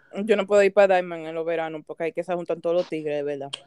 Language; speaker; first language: Spanish; early bilingual, heritage; Spanish